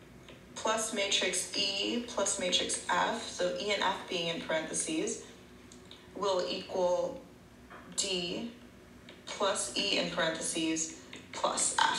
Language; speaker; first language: English; native; English